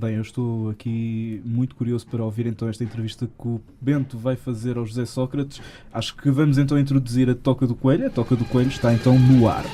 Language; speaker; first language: Portuguese; native; Portuguese